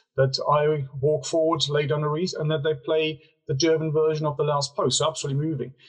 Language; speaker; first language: English; non-native, fluent; German